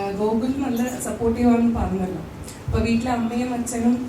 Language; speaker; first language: Malayalam; native; Malayalam